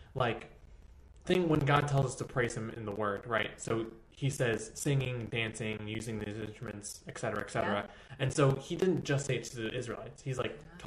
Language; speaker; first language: English; early bilingual, other home language; Spanish